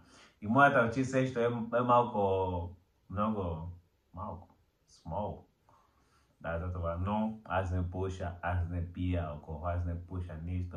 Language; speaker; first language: Bulgarian; non-native, learner; Portuguese